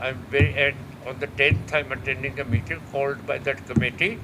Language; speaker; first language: English; non-native, local second language; Punjabi